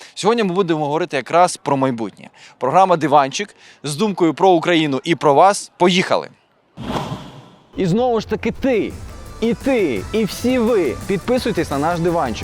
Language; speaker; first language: Ukrainian; native; Ukrainian